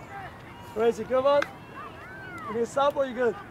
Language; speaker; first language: English; native; English